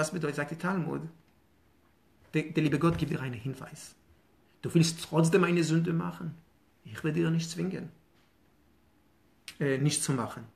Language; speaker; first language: German; non-native, fluent; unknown